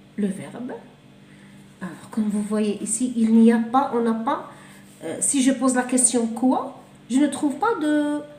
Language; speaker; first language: French; non-native, local second language; Arabic